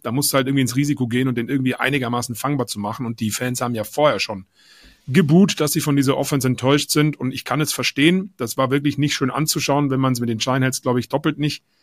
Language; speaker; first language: German; native; German